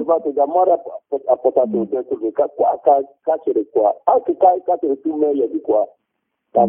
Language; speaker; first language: Italian; non-native, learner; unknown